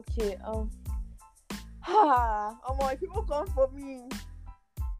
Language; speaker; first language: English; non-native, local second language; Yoruba